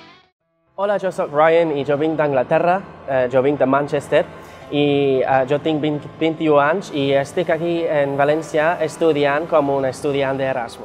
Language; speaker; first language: Catalan; non-native, fluent; English